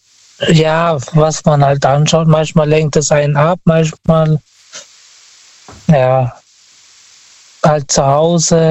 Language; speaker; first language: German; non-native, fluent; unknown